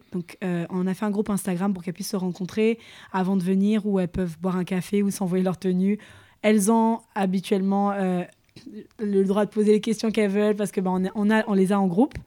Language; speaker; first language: French; early bilingual, other home language; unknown